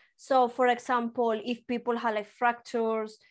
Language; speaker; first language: English; early bilingual, other home language; Spanish